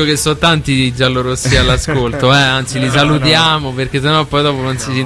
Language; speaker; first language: Italian; native; Italian